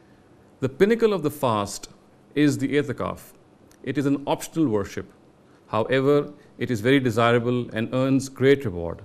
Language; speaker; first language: English; non-native, local second language; Urdu